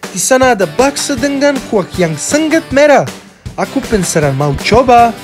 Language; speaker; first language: Indonesian; non-native, fluent; Serbian